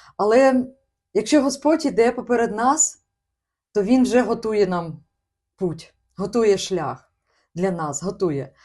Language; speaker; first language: Ukrainian; non-native, local second language; Russian